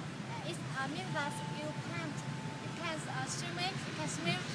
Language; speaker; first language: English; non-native, learner; Vietnamese